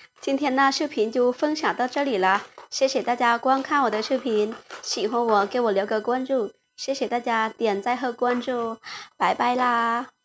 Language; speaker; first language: Chinese; non-native, fluent; Lao